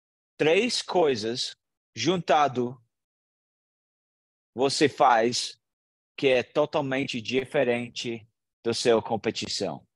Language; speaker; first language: Portuguese; non-native, learner; English